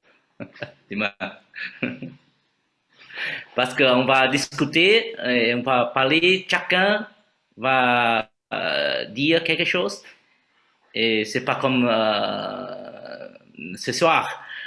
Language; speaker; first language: French; non-native, fluent; Vietnamese